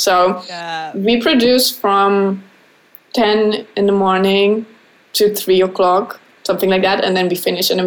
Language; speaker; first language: English; non-native, fluent; German